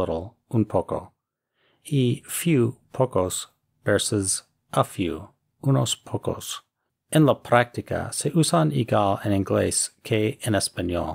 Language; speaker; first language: Spanish; non-native, fluent; English